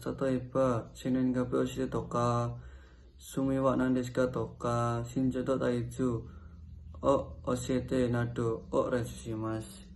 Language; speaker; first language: Japanese; non-native, learner; Indonesian